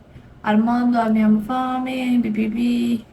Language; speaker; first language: Italian; non-native, learner; Portuguese